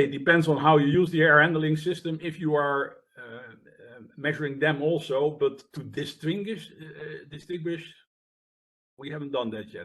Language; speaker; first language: English; non-native, fluent; Dutch